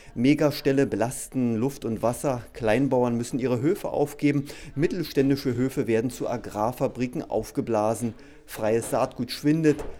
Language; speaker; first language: German; native; German